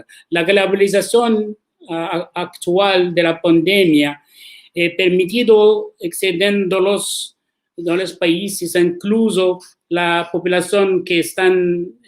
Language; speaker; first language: Spanish; non-native, learner; Arabic